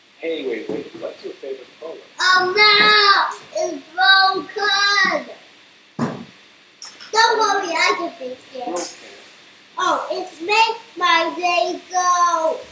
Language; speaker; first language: English; non-native, learner; Chinese